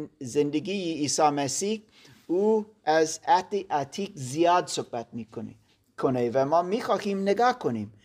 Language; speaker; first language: Persian; non-native, learner; German